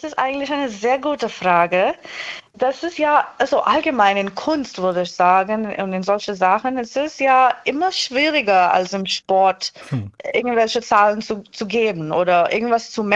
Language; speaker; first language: German; non-native, fluent; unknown